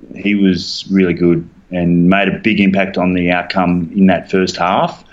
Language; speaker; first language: English; native; English